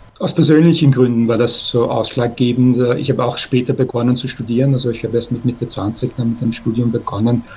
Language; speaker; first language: German; early bilingual, other home language; Persian